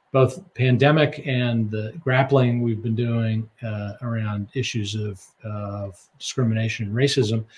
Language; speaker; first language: English; native; English